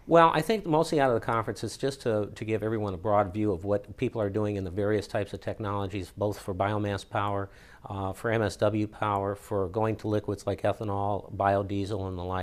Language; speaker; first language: English; native; English